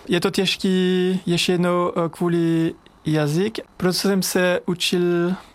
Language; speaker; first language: Czech; non-native, fluent; French